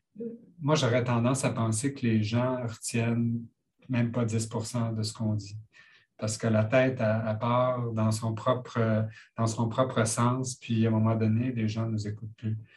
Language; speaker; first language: French; native; French